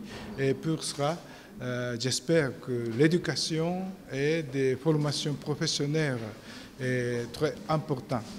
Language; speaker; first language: French; non-native, learner; Japanese